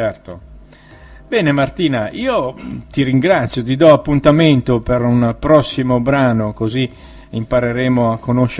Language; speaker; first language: Italian; native; Italian